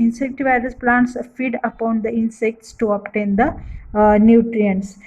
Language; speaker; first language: English; non-native, local second language; Marathi